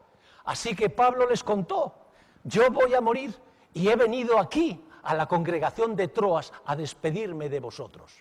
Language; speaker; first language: Spanish; native; Spanish